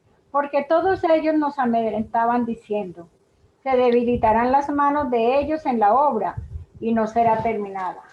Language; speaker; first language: Spanish; native; Spanish